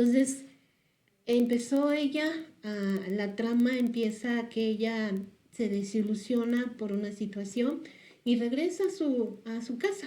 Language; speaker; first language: Spanish; native; Spanish